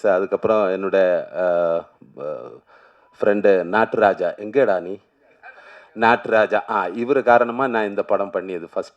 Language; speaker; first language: Tamil; non-native, learner; Malayalam